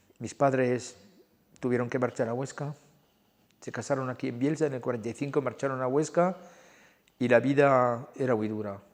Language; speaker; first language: Spanish; early bilingual, heritage; Spanish